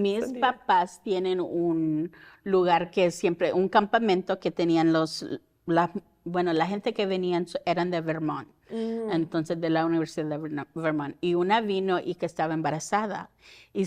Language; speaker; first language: Spanish; early bilingual, heritage; Spanish